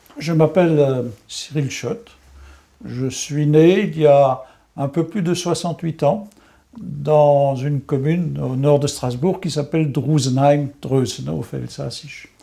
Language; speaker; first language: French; non-native, local second language; Swiss German